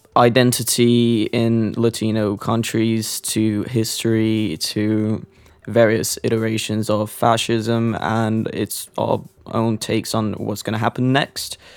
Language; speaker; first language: English; non-native, fluent; Portuguese